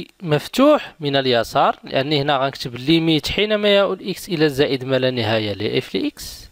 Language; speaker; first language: Arabic; native; Arabic